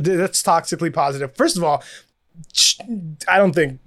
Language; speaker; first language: English; native; English